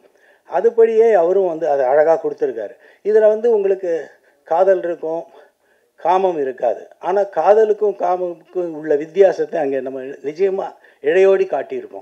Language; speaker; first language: Tamil; native; Tamil